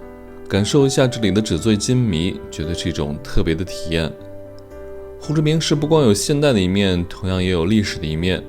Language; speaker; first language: Chinese; native; Chinese